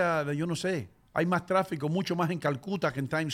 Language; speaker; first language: Spanish; native; Spanish